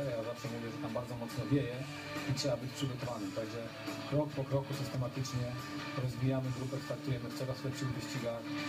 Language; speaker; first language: Polish; native; Polish